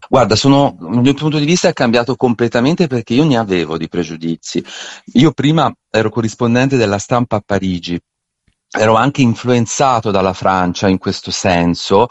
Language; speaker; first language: Italian; native; Italian